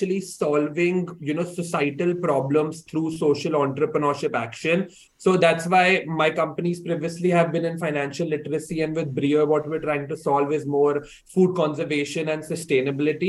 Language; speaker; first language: English; non-native, local second language; Hindi